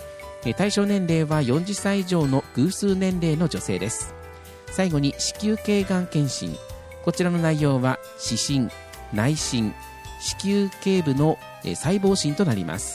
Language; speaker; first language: Japanese; native; Japanese